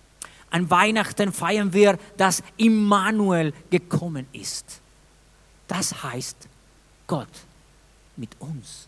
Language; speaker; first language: German; non-native, fluent; Spanish